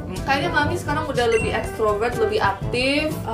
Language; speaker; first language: Indonesian; early bilingual, other home language; Korean